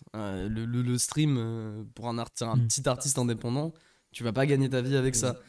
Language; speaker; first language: French; non-native, fluent; English